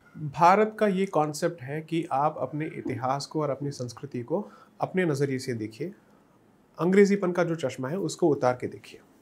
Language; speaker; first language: Hindi; non-native, local second language; Tamil